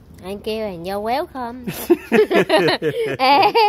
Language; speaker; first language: English; non-native, learner; Vietnamese